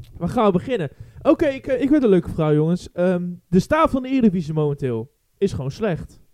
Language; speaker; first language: Dutch; native; Dutch